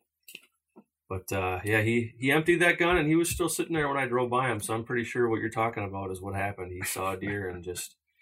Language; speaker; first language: English; native; English